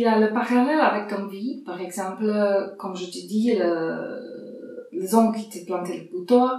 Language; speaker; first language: French; non-native, fluent; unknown